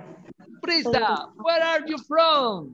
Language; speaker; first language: English; non-native, learner; Spanish